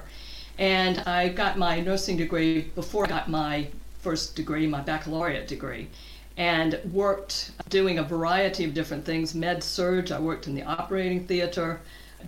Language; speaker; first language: English; native; English